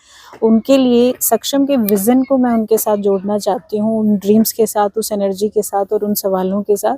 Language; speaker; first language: Hindi; native; Hindi